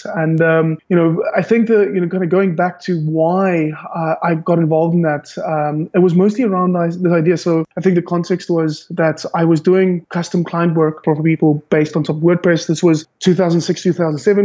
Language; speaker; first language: English; native; English